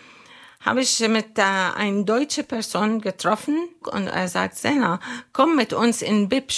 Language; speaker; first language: German; non-native, learner; Arabic